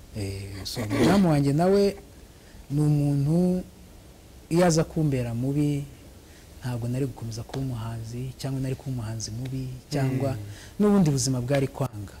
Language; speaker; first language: Kinyarwanda; early bilingual, heritage; Kinyarwanda